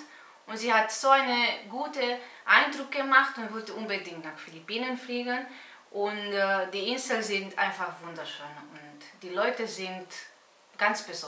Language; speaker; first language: German; non-native, fluent; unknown